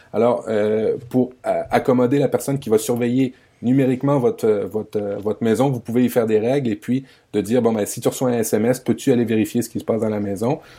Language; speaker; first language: French; native; French